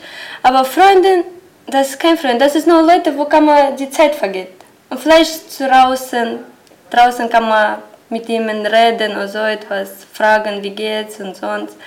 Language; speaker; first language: German; non-native, learner; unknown